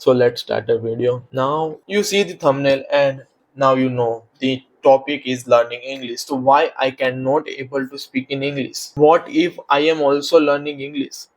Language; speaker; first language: English; non-native, learner; Hindi